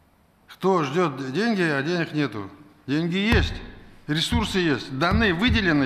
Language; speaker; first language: Russian; non-native, local second language; Kazakh